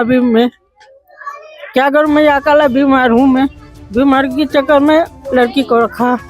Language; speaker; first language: Hindi; non-native, local second language; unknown